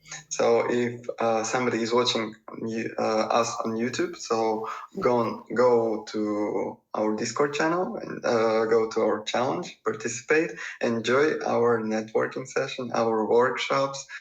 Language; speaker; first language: English; non-native, fluent; Russian